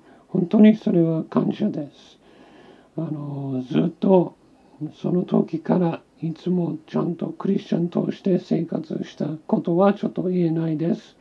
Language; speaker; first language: Japanese; non-native, local second language; English